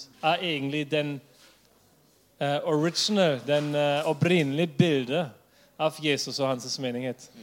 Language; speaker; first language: Norwegian; non-native, fluent; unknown